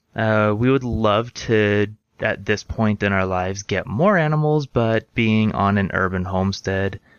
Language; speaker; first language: English; native; English